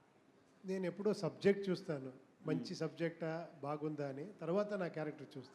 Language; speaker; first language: Telugu; non-native, local second language; Kannada